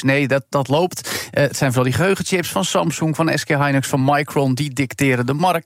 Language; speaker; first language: Dutch; native; Dutch